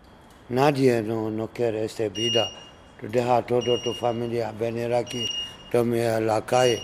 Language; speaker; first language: Spanish; non-native, learner; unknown